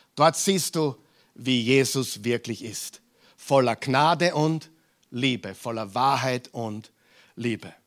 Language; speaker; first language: German; non-native, fluent; English